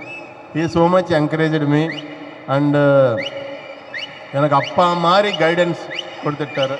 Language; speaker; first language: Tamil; non-native, learner; Telugu